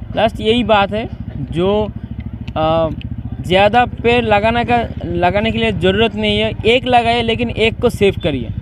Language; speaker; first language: Hindi; non-native, learner; Bangla